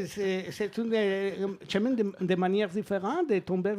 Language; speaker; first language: French; non-native, learner; Spanish